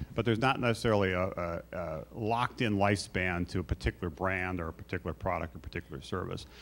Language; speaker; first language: English; native; English